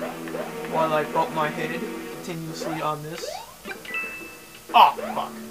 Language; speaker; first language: English; native; English